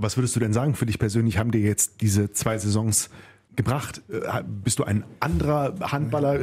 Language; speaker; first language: German; native; German